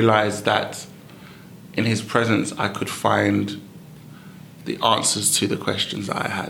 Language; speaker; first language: English; native; English